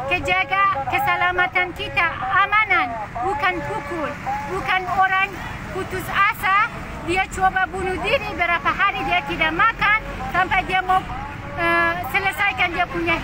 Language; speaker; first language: Indonesian; non-native, fluent; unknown